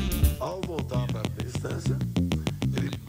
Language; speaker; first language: Portuguese; native; Portuguese